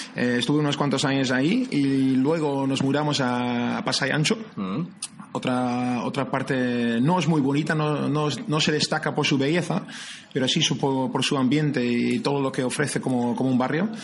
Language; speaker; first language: Spanish; non-native, fluent; Dutch